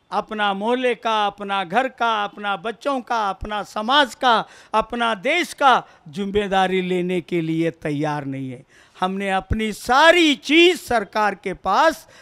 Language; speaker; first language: Hindi; non-native, local second language; Kannada